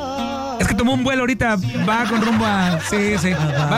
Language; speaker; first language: Spanish; native; Spanish